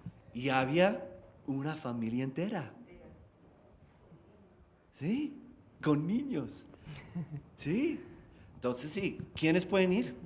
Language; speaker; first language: Spanish; non-native, fluent; English